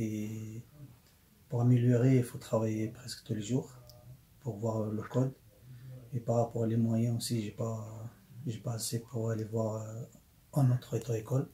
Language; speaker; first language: French; non-native, learner; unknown